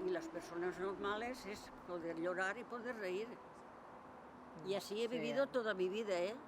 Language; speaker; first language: Spanish; native; Spanish